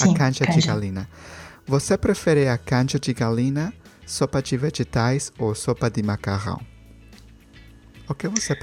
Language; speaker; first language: Portuguese; non-native, learner; Spanish